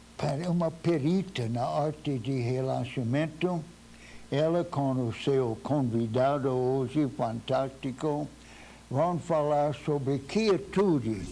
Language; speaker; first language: Portuguese; non-native, fluent; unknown